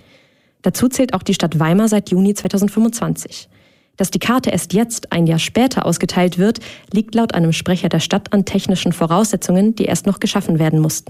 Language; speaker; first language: German; native; German